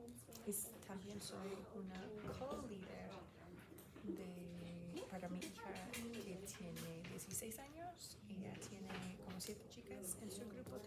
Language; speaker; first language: Spanish; non-native, fluent; English